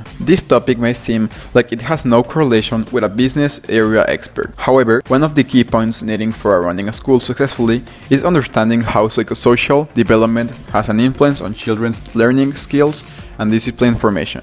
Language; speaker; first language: English; non-native, local second language; Spanish